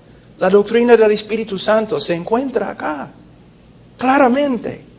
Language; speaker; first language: Spanish; non-native, fluent; English